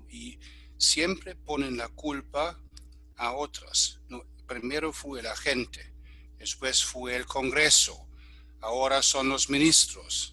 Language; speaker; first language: Spanish; non-native, fluent; German